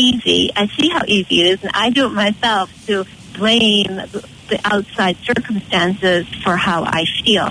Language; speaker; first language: English; native; English